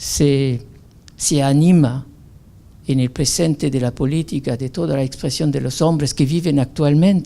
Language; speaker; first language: Spanish; non-native, fluent; French